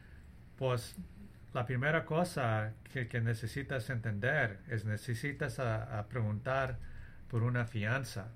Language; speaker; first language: Spanish; early bilingual, heritage; English